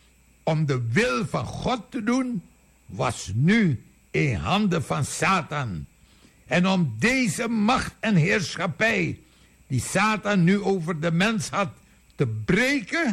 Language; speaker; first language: Dutch; native; Dutch